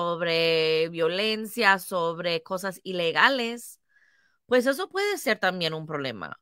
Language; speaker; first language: Spanish; non-native, fluent; English